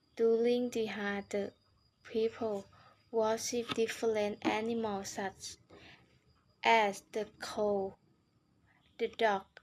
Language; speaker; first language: English; non-native, learner; Thai